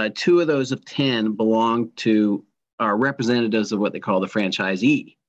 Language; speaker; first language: English; native; English